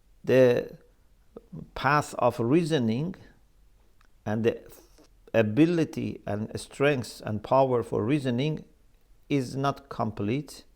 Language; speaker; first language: English; non-native, fluent; Persian